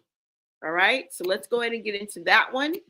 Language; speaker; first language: English; native; English